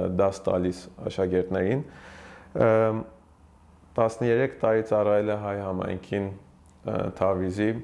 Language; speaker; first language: Armenian; early bilingual, heritage; Armenian